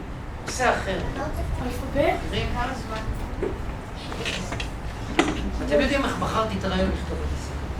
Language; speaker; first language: Hebrew; native; Hebrew